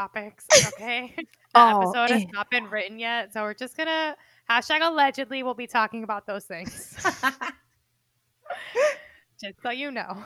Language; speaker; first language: English; non-native, fluent; Spanish